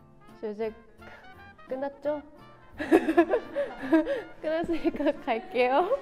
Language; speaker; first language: Korean; non-native, fluent; Thai